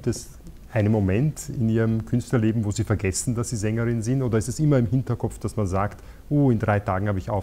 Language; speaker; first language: German; native; German